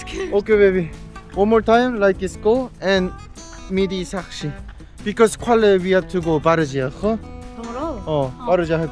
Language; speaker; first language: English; non-native, learner; Korean